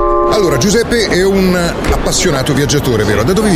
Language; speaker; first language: Italian; native; Italian